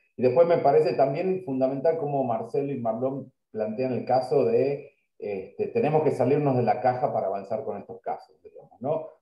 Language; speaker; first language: Spanish; native; Spanish